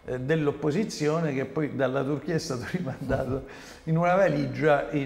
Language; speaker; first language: Italian; native; Italian